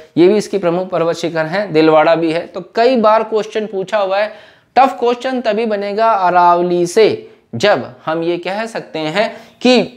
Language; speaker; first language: Hindi; native; Hindi